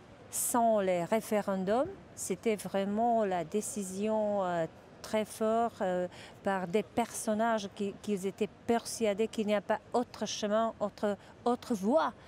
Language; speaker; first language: French; non-native, fluent; Czech